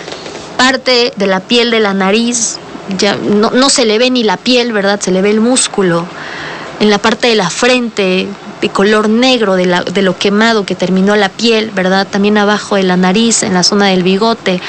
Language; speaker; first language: Spanish; native; Spanish